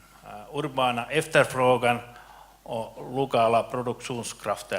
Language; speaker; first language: Swedish; non-native, local second language; Finnish